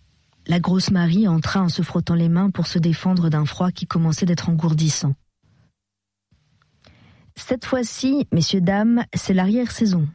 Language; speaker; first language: French; native; French